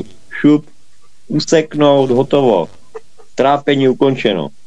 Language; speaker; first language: Czech; native; Czech